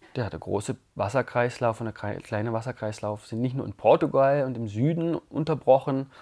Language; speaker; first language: German; native; German